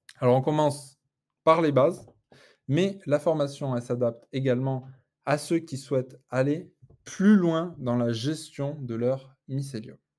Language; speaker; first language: French; native; French